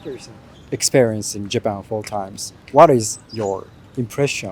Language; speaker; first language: English; non-native, fluent; Japanese